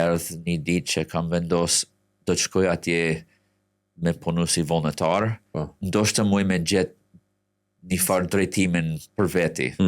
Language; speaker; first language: Albanian; non-native, fluent; English